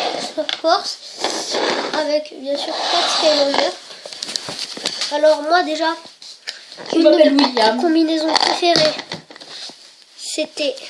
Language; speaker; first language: French; native; French